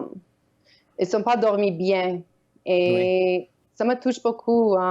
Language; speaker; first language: French; non-native, learner; Ukrainian